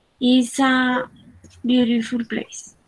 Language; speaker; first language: English; non-native, learner; Spanish